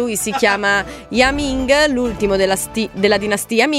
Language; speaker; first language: Italian; native; Italian